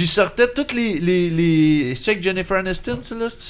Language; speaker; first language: French; native; French